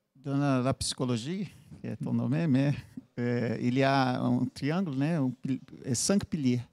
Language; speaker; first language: French; non-native, learner; Portuguese